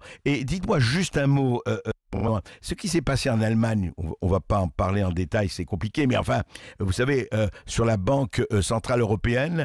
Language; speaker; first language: French; native; French